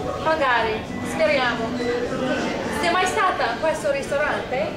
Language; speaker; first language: Italian; non-native, learner; English